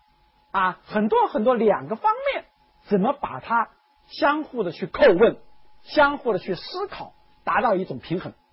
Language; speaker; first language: Chinese; native; Chinese